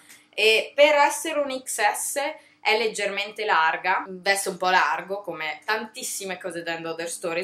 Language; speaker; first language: Italian; native; Italian